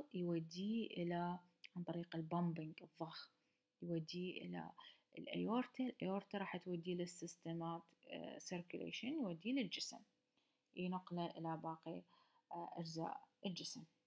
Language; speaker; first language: Arabic; native; Arabic